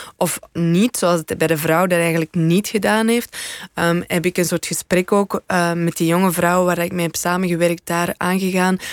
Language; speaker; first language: Dutch; native; Dutch